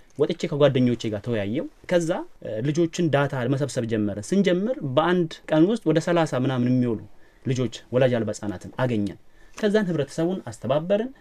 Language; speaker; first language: Amharic; non-native, local second language; Oromo